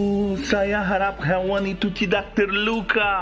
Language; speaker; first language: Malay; non-native, learner; Portuguese